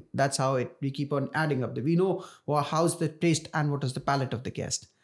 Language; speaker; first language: English; non-native, local second language; Punjabi